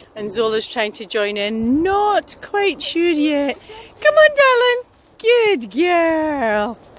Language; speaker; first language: English; native; English